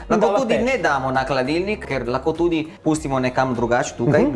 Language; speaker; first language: Slovenian; non-native, learner; Italian